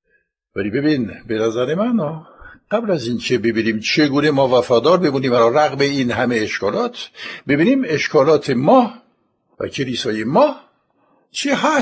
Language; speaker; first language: Persian; non-native, fluent; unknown